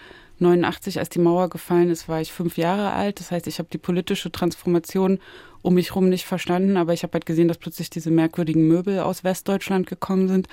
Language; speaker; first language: German; native; German